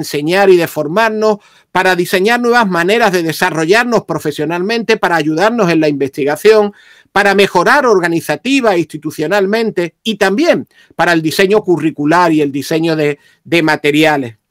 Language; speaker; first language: Spanish; native; Spanish